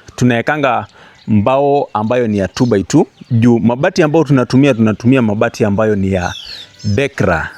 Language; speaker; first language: Swahili; native; Swahili